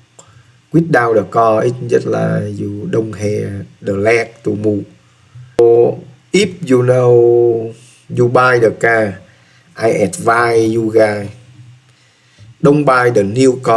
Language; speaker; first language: English; non-native, learner; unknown